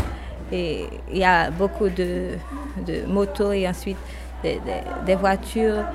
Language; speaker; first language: French; non-native, local second language; Haitian Creole